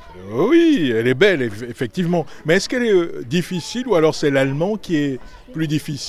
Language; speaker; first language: French; native; French